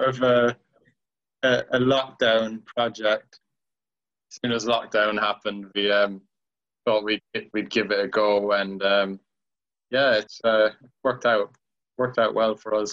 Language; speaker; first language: English; native; English